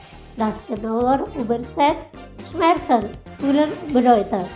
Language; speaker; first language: German; non-native, fluent; Indonesian